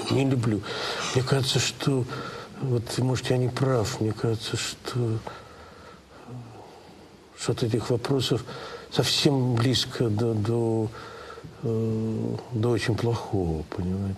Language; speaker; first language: Russian; native; Russian